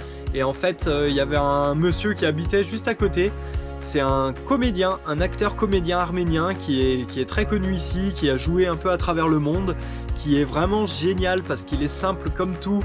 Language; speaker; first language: French; native; French